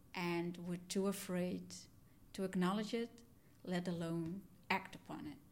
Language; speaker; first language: English; non-native, fluent; Dutch